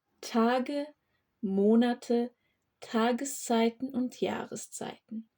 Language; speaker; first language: German; non-native, fluent; Turkish